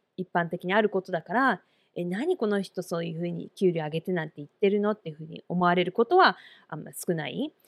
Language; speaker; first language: Japanese; native; Japanese